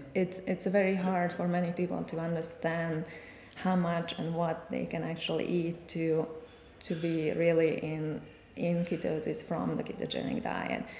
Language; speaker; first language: English; non-native, fluent; Hungarian